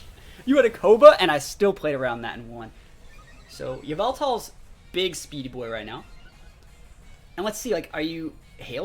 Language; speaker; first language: English; native; English